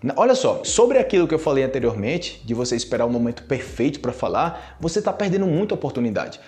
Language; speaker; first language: Portuguese; native; Portuguese